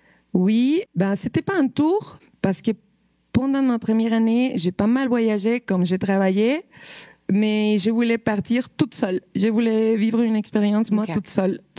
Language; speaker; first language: French; non-native, fluent; Spanish